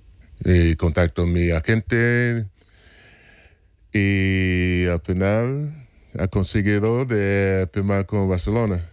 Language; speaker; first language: Spanish; non-native, fluent; English